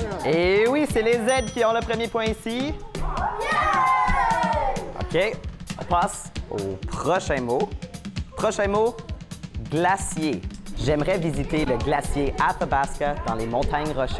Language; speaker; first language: French; native; French